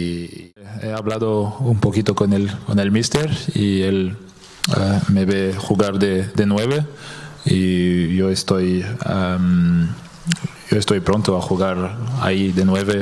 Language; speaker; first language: Spanish; non-native, fluent; French